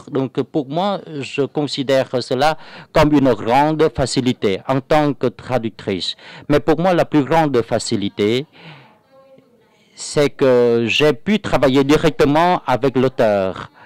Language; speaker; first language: French; non-native, fluent; Vietnamese